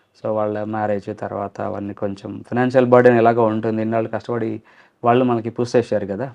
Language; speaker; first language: Telugu; non-native, local second language; Lambadi